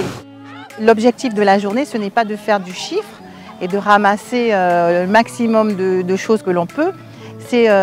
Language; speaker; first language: French; native; French